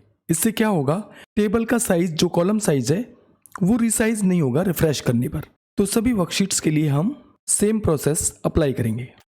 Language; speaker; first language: Hindi; native; Hindi